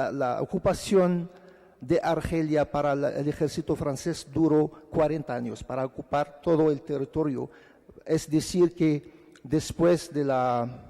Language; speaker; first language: Spanish; non-native, fluent; Arabic